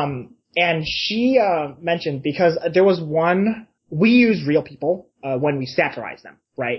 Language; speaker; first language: English; native; English